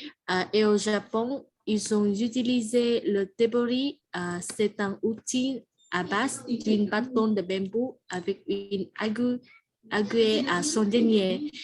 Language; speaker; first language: French; non-native, learner; Vietnamese